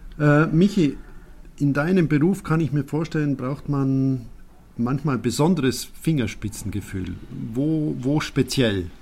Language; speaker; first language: German; native; German